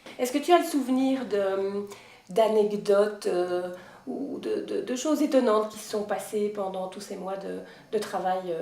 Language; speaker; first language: French; native; French